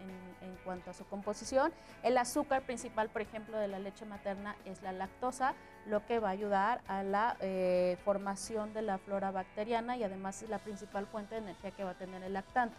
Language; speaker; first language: Spanish; native; Spanish